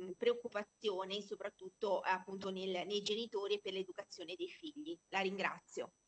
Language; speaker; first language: Italian; native; Italian